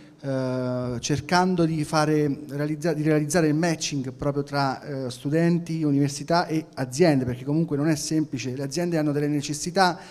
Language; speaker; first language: Italian; native; Italian